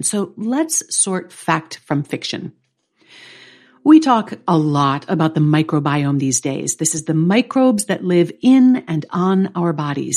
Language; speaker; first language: English; native; English